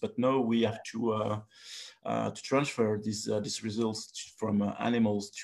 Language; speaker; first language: English; non-native, fluent; French